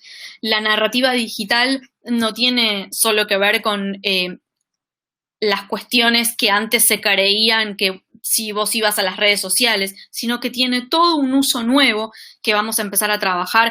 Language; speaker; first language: Spanish; native; Spanish